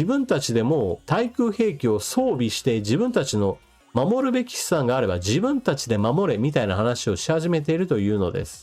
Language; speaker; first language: Japanese; native; Japanese